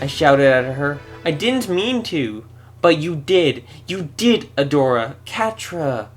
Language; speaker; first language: English; native; English